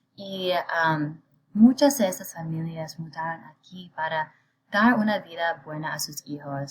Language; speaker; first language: Spanish; non-native, learner; English